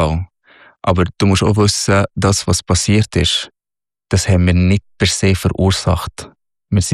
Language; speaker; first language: German; non-native, fluent; Arabic